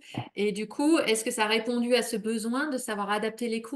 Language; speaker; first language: French; native; French